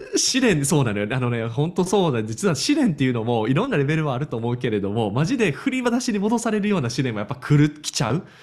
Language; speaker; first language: Japanese; native; Japanese